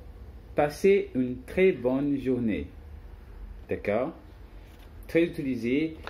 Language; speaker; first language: French; non-native, learner; Portuguese